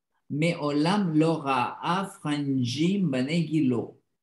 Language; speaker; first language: Hebrew; non-native, learner; Indonesian